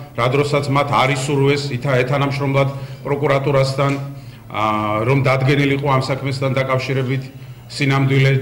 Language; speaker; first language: Georgian; native; Georgian